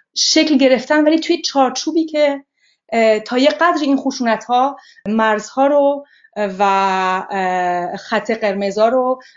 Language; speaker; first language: Persian; early bilingual, heritage; Persian